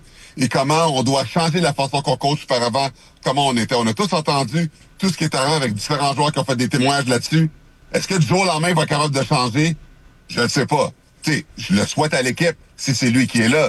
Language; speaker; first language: French; native; French